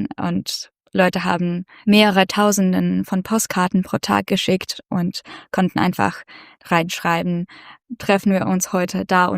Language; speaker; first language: German; non-native, fluent; Russian